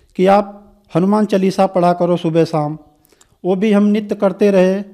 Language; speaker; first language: Hindi; native; Hindi